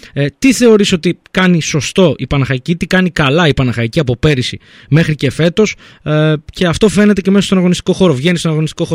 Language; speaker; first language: Greek; native; Greek